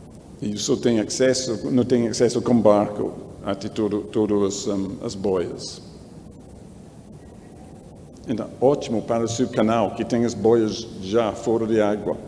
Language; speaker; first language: Portuguese; non-native, learner; English